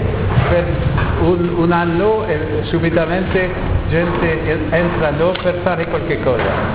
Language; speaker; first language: Italian; non-native, learner; French